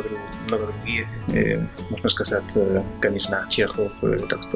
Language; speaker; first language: Russian; non-native, learner; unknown